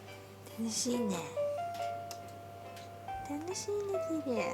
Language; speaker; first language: Japanese; native; Japanese